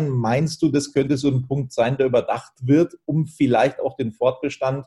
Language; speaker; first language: German; native; German